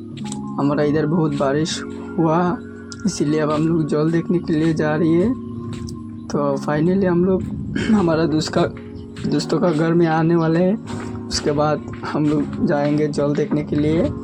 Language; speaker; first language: Hindi; non-native, local second language; Bangla